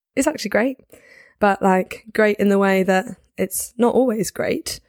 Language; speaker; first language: English; native; English